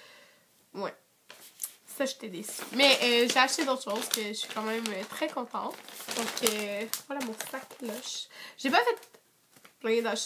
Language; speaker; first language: French; native; French